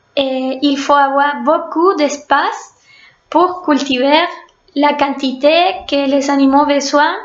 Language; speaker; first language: French; non-native, fluent; Spanish